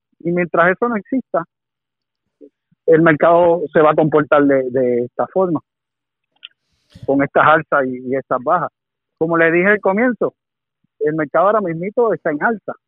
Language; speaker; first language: Spanish; native; Spanish